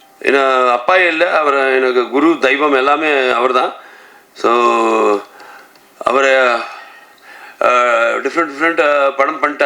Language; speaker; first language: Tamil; non-native, learner; Telugu